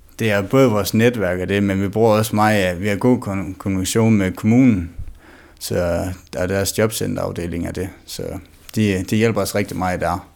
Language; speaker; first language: Danish; native; Danish